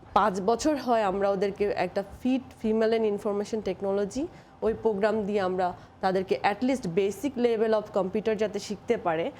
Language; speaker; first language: Bangla; native; Bangla